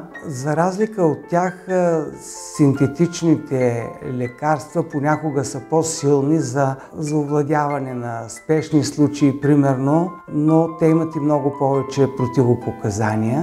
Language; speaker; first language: Bulgarian; native; Bulgarian